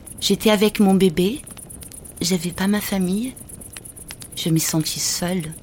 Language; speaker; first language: French; non-native, fluent; Portuguese